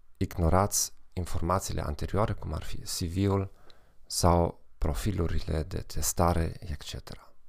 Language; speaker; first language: Romanian; non-native, fluent; German